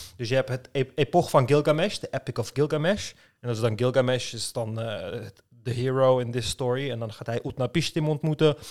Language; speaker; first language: Dutch; early bilingual, other home language; Turkish